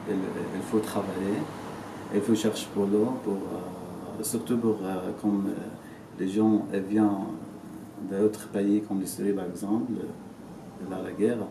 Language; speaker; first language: French; non-native, learner; Arabic